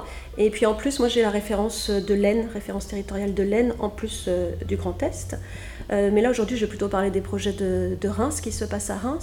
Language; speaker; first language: French; native; French